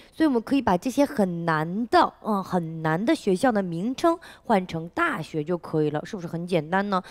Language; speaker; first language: Chinese; native; Chinese